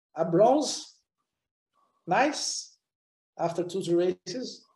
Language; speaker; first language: English; non-native, fluent; Portuguese